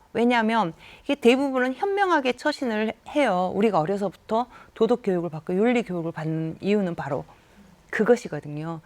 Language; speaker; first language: Korean; native; Korean